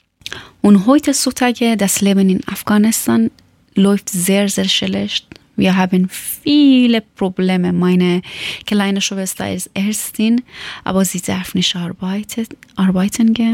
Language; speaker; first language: German; non-native, learner; Persian